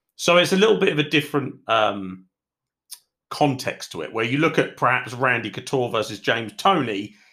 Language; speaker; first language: English; native; English